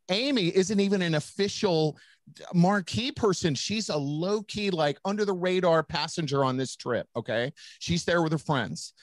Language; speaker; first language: English; native; English